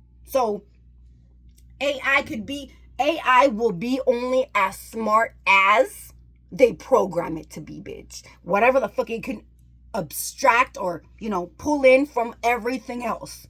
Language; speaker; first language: English; native; English